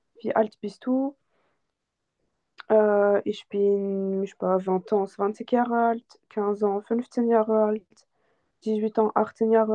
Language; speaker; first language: German; non-native, learner; French